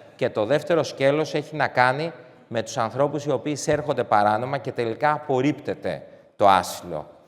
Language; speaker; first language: Greek; native; Greek